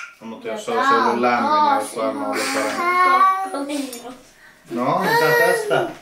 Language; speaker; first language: Finnish; non-native, local second language; Swedish